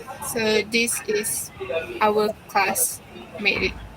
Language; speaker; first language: English; non-native, local second language; Malay